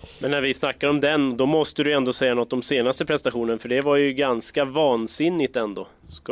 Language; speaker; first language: Swedish; native; Swedish